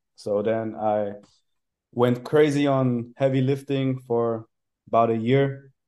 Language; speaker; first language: English; non-native, fluent; German